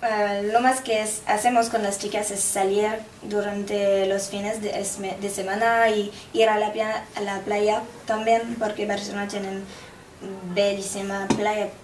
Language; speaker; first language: Spanish; non-native, learner; French